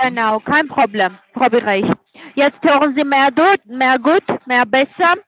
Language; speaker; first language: German; non-native, learner; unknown